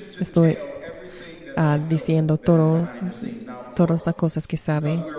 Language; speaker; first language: Spanish; non-native, learner; English